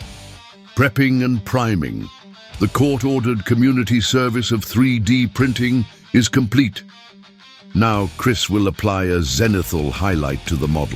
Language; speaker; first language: English; native; English